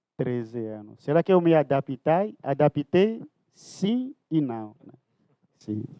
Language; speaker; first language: Portuguese; non-native, fluent; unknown